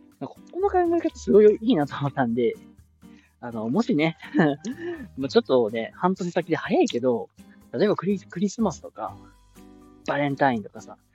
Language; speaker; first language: Japanese; native; Japanese